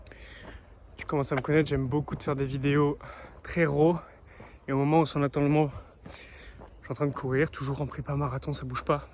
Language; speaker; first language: French; native; French